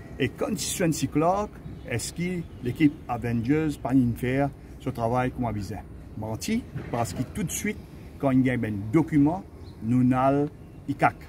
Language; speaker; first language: French; non-native, local second language; Morisyen